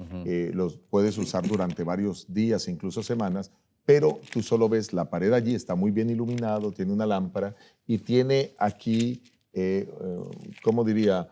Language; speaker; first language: Spanish; native; Spanish